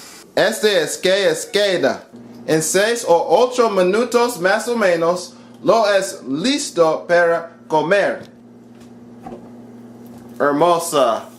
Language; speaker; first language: Spanish; non-native, learner; English